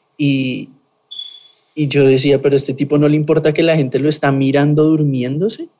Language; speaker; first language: Spanish; native; Spanish